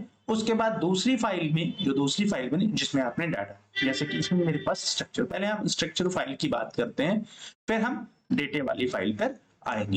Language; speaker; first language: Hindi; native; Hindi